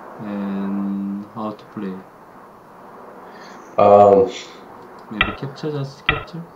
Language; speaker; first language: English; non-native, learner; Korean